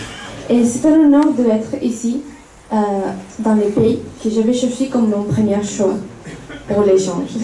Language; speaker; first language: French; non-native, fluent; Spanish